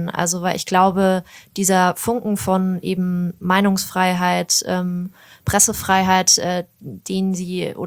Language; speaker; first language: German; native; German